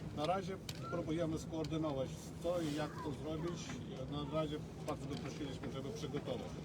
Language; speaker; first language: Polish; non-native, fluent; Ukrainian